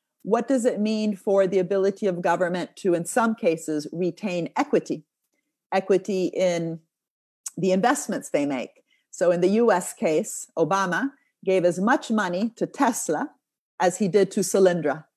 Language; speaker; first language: English; non-native, fluent; Italian